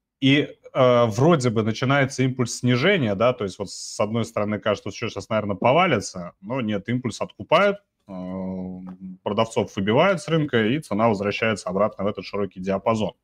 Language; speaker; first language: Russian; native; Russian